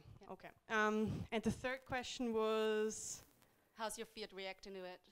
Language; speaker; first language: English; non-native, fluent; German